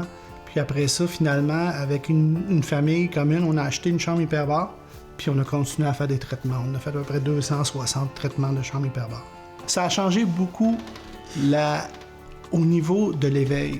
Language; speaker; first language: French; native; French